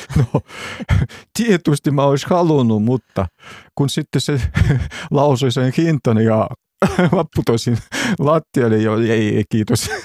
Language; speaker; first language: Finnish; non-native, fluent; Russian